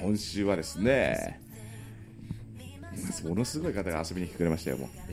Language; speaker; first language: Japanese; native; Japanese